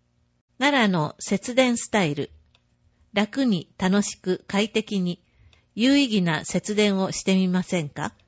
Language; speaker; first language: Japanese; native; Japanese